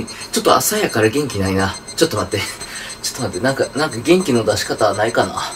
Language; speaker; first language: Japanese; native; Japanese